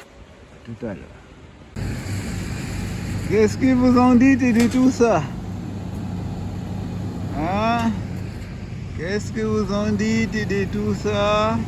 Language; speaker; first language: French; non-native, fluent; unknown